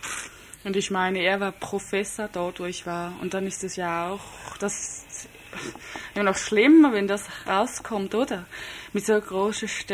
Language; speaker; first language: German; non-native, fluent; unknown